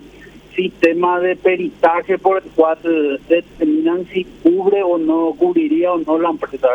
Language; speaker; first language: Spanish; native; Spanish